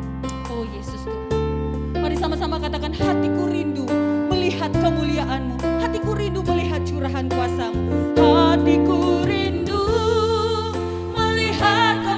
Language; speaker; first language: Indonesian; native; Indonesian